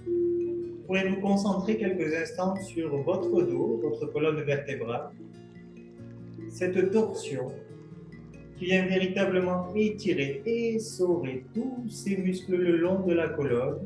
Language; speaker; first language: French; native; French